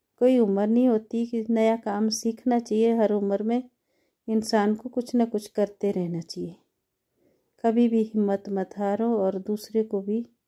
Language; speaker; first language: Hindi; native; Hindi